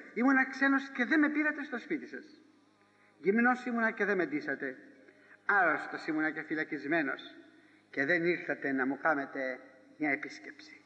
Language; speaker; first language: Greek; native; Greek